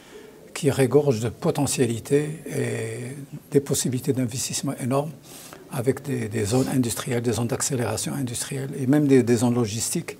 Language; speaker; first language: French; non-native, local second language; Arabic